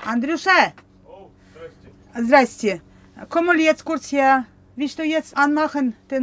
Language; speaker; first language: German; early bilingual, heritage; German